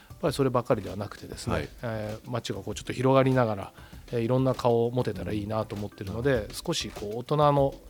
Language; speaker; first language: Japanese; native; Japanese